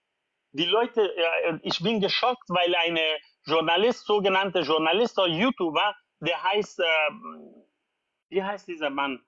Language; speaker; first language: German; non-native, fluent; Persian